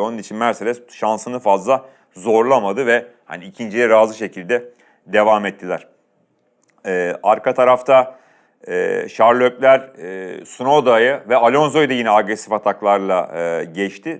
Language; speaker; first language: Turkish; native; Turkish